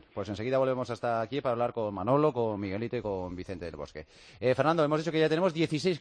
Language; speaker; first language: Spanish; native; Spanish